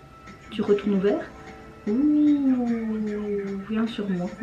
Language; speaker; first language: French; native; French